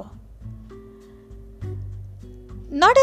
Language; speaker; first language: English; non-native, local second language; Marathi